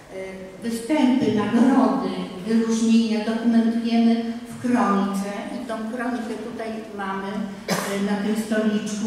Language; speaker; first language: Polish; native; Polish